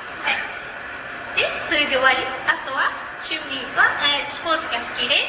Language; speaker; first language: Japanese; native; Japanese